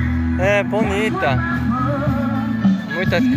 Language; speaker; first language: Portuguese; non-native, learner; Korean